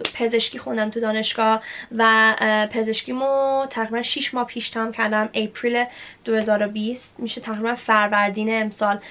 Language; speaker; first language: Persian; early bilingual, heritage; Persian